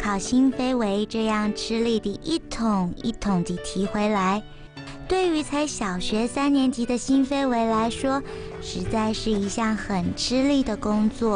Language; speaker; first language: Chinese; native; Chinese